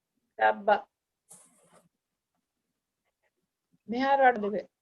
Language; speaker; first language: Arabic; non-native, learner; Divehi